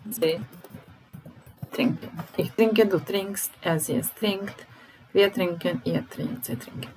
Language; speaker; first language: German; non-native, fluent; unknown